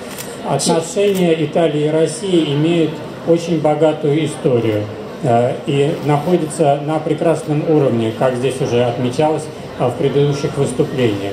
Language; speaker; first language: Russian; native; Russian